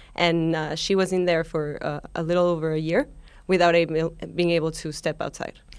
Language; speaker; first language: English; non-native, fluent; Spanish